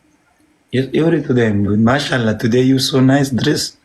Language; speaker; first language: English; non-native, learner; Pashto